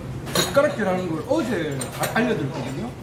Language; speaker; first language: Korean; native; Korean